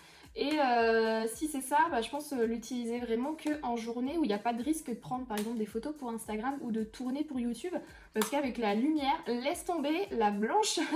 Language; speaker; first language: French; native; French